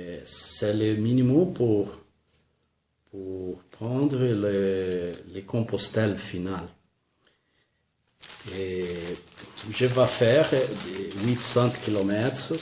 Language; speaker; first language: French; non-native, learner; Portuguese